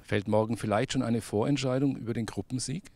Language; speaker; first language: German; native; German